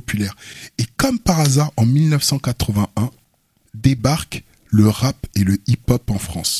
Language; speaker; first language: French; early bilingual, other home language; Wolof